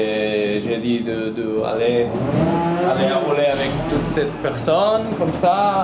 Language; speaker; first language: French; non-native, learner; Spanish